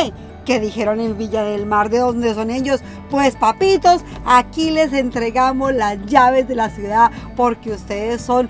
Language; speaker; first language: Spanish; native; Spanish